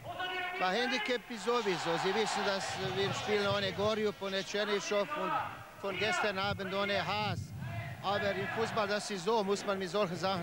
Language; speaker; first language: German; non-native, fluent; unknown